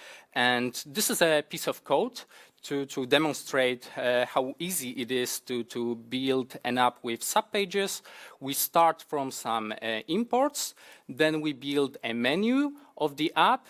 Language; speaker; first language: English; non-native, fluent; Polish